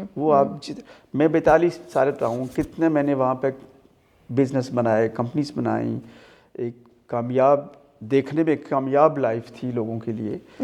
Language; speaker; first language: Urdu; non-native, local second language; Punjabi